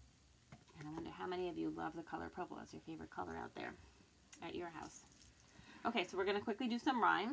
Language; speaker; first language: English; native; English